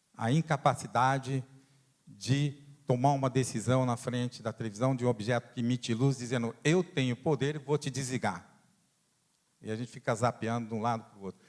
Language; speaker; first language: Portuguese; non-native, fluent; Italian